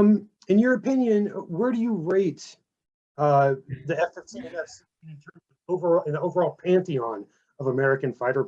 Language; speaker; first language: English; native; English